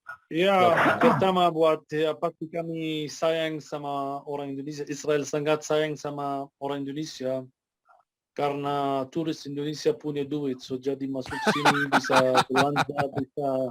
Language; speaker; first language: Indonesian; non-native, fluent; Arabic